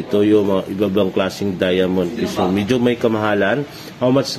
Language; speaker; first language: Filipino; native; Filipino